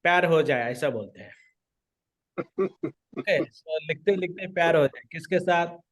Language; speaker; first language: Hindi; non-native, local second language; Marathi